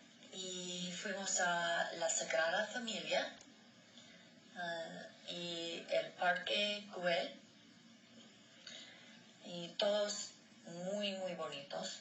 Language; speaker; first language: Spanish; non-native, learner; English